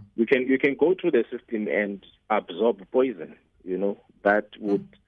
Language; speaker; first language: English; non-native, local second language; Xhosa